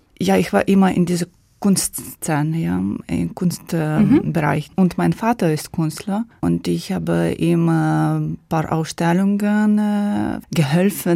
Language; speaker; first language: German; non-native, learner; Ukrainian